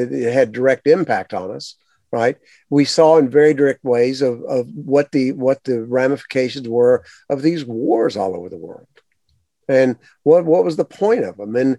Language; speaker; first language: English; native; English